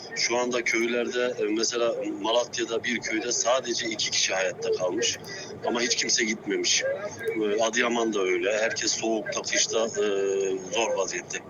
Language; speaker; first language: Turkish; native; Turkish